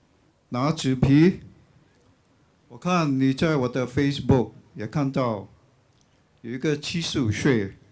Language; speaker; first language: Chinese; non-native, local second language; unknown